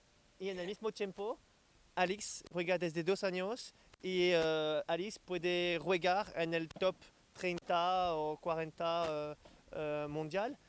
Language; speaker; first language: Spanish; non-native, learner; French